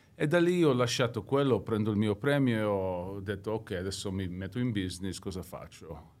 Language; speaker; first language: Italian; early bilingual, heritage; English